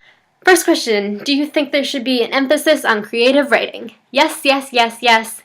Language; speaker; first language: English; native; English